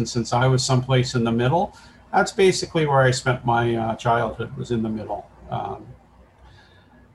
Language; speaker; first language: English; native; English